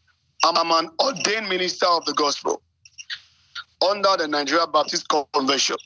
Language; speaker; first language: English; non-native, local second language; Yoruba